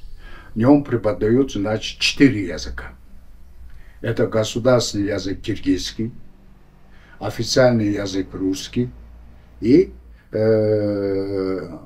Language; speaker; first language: Russian; non-native, local second language; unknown